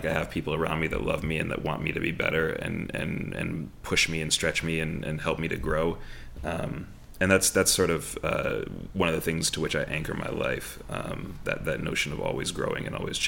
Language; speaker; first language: English; native; English